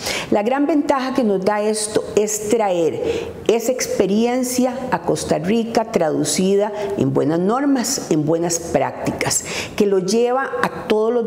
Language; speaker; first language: Spanish; native; Spanish